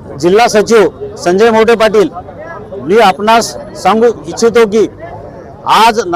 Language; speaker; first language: Marathi; native; Marathi